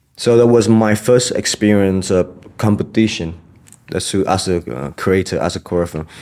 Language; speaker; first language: English; non-native, fluent; Vietnamese